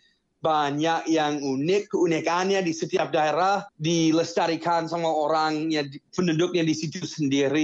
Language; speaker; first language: Indonesian; non-native, fluent; English